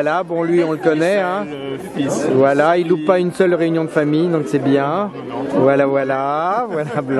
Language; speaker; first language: French; native; French